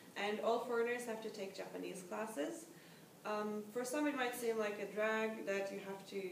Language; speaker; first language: English; non-native, fluent; Norwegian